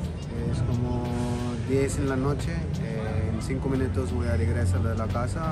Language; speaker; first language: Spanish; non-native, learner; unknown